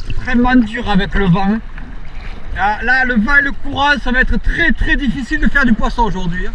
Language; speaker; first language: French; native; French